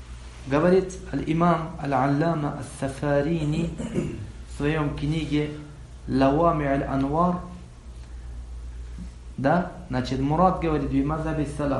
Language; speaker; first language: Russian; non-native, local second language; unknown